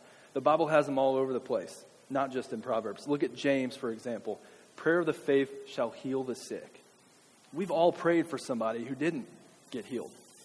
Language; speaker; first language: English; native; English